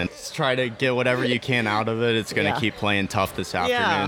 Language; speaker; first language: English; native; English